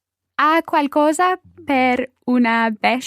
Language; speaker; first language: Italian; non-native, learner; English